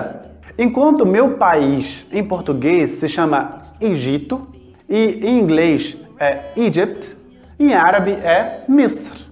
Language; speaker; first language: Portuguese; non-native, fluent; Arabic